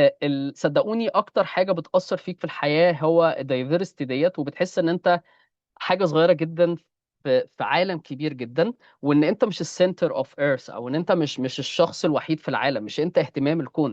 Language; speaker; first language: Arabic; native; Arabic